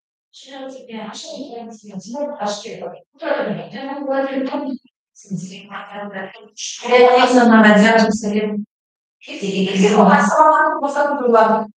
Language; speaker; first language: Russian; non-native, local second language; Kazakh